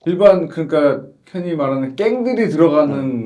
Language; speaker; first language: Korean; native; Korean